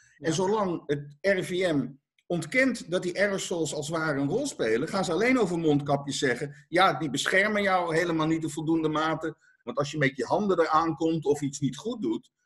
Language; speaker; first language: Dutch; native; Dutch